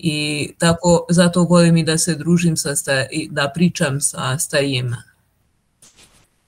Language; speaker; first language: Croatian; non-native, local second language; Hungarian